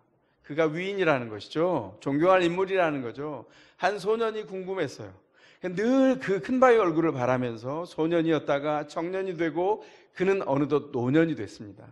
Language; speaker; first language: Korean; native; Korean